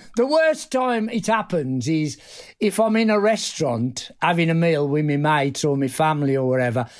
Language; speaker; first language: English; native; English